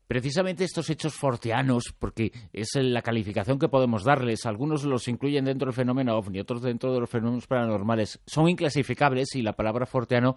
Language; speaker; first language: Spanish; native; Spanish